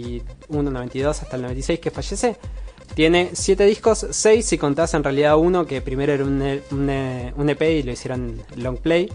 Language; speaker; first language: Spanish; native; Spanish